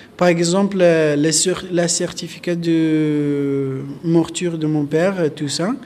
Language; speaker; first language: French; non-native, learner; Persian